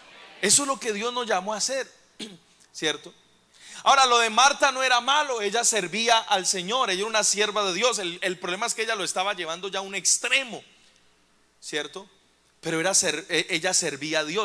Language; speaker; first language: Spanish; native; Spanish